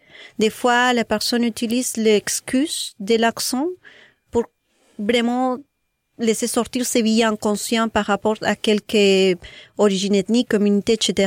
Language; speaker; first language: French; non-native, fluent; Spanish